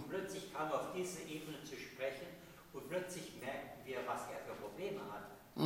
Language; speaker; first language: German; non-native, fluent; English